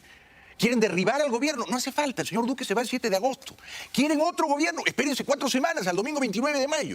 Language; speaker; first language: Spanish; native; Spanish